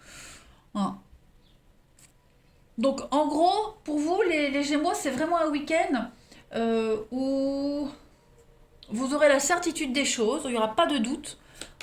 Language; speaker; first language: French; native; French